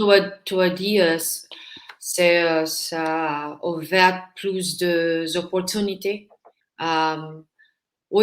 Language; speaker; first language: French; non-native, learner; Filipino